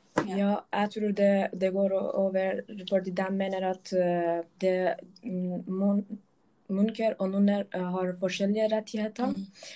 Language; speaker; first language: Norwegian; non-native, local second language; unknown